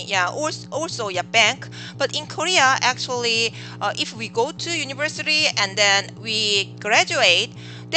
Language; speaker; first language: English; non-native, learner; Korean